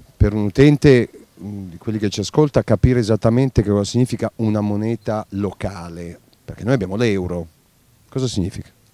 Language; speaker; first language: Italian; native; Italian